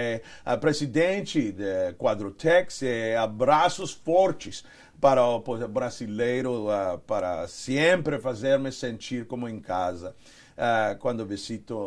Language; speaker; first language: Portuguese; non-native, learner; Spanish